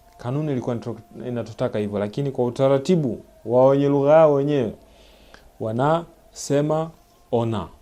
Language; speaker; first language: Swahili; native; Swahili